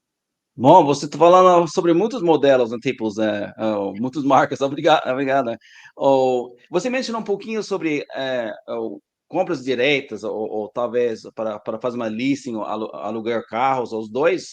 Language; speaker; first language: Portuguese; non-native, learner; English